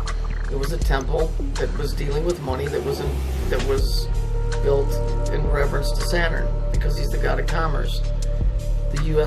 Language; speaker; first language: English; native; English